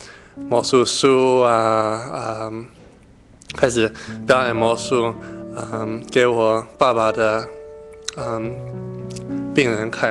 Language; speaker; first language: Chinese; early bilingual, heritage; Chinese